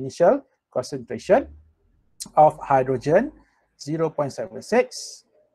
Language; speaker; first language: English; non-native, local second language; Malay